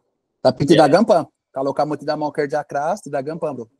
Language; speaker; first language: Indonesian; non-native, fluent; Portuguese